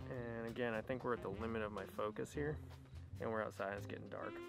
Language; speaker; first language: English; native; English